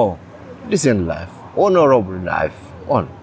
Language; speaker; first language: English; non-native, learner; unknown